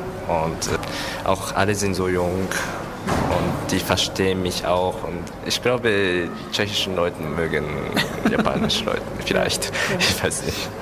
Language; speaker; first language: German; non-native, learner; Japanese